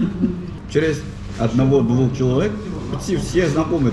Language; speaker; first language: Russian; non-native, fluent; Korean